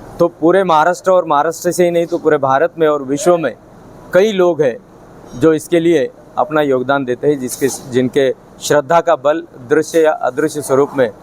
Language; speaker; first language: Hindi; non-native, local second language; Marathi